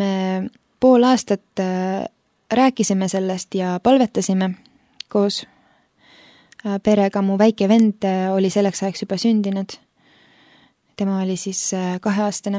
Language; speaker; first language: Estonian; early bilingual, other home language; Finnish